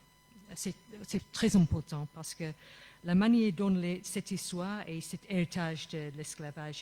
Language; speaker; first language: French; non-native, fluent; English